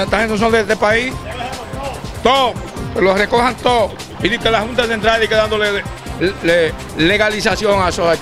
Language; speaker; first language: Spanish; native; Spanish